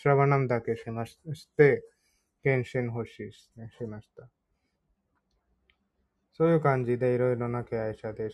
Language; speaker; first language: Japanese; non-native, fluent; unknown